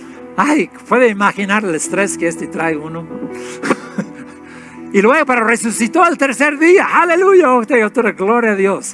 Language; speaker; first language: Spanish; non-native, fluent; English